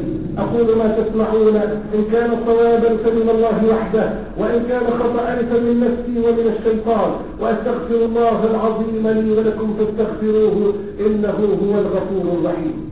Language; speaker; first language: Arabic; native; Arabic